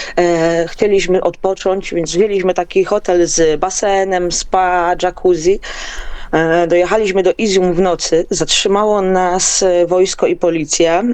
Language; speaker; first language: Polish; native; Polish